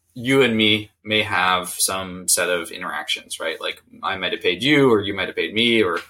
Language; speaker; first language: English; native; English